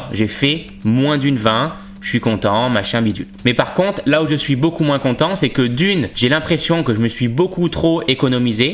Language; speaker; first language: French; native; French